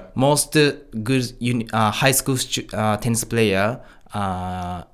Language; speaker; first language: English; non-native, learner; Japanese